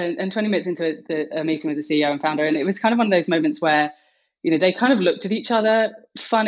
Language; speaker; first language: English; native; English